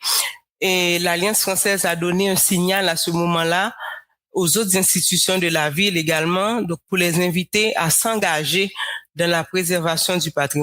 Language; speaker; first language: French; non-native, local second language; Haitian Creole